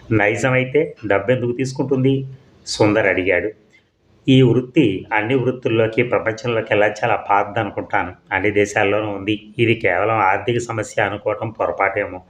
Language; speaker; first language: Telugu; native; Telugu